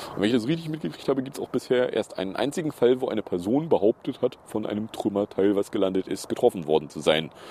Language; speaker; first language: German; native; German